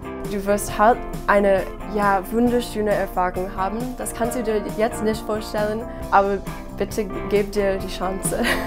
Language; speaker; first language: German; non-native, fluent; English